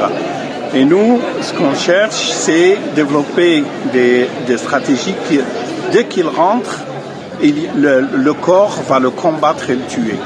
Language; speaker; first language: French; native; French